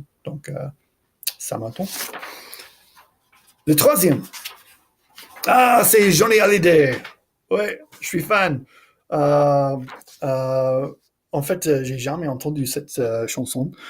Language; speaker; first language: French; non-native, learner; English